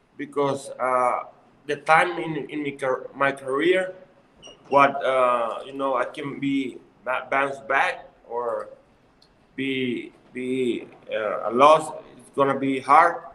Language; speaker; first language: English; non-native, learner; Spanish